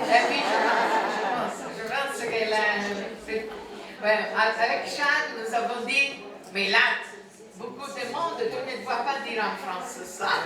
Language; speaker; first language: French; non-native, fluent; Italian